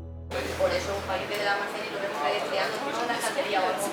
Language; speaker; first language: Spanish; native; Spanish